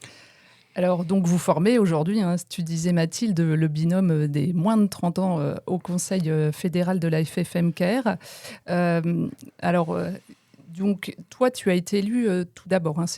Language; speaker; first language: French; native; French